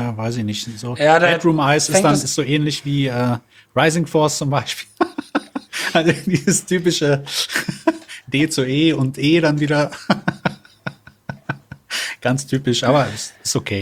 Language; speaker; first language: German; native; German